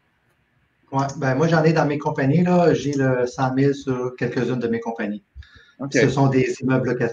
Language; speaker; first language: French; native; French